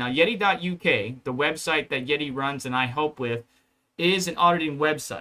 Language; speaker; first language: English; native; English